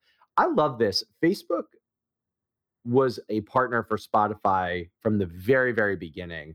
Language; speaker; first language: English; native; English